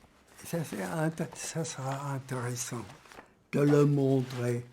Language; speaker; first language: French; early bilingual, other home language; German